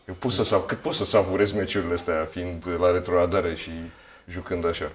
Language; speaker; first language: Romanian; native; Romanian